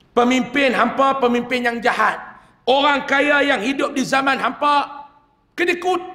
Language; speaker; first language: Malay; native; Malay